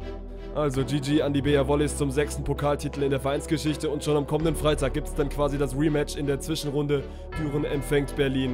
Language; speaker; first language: German; native; German